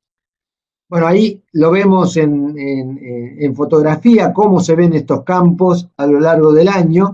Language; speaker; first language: Spanish; native; Spanish